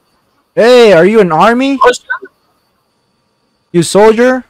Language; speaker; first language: English; non-native, learner; Indonesian